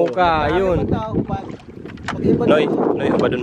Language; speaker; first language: Filipino; non-native, local second language; Bikol